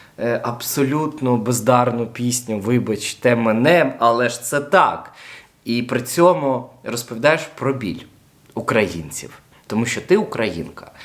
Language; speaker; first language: Ukrainian; native; Ukrainian